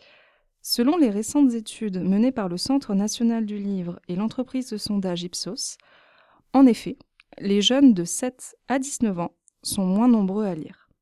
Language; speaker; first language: French; native; French